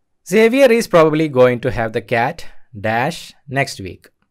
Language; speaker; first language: English; non-native, local second language; Malayalam